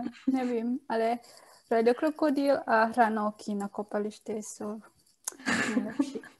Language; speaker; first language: Czech; non-native, learner; Indonesian